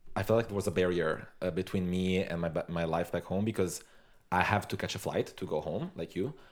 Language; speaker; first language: English; non-native, fluent; Italian